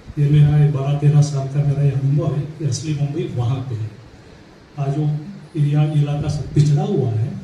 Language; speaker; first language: Hindi; non-native, local second language; Marathi